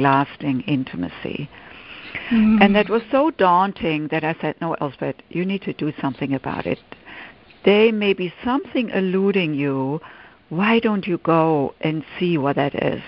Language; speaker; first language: English; non-native, fluent; German